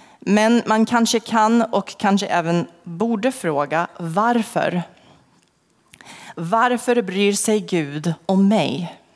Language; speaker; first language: Swedish; non-native, fluent; English